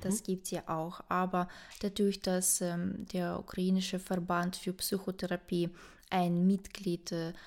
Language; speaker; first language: German; non-native, fluent; Ukrainian